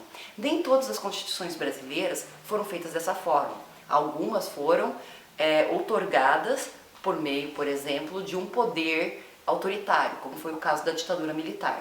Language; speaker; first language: Portuguese; native; Portuguese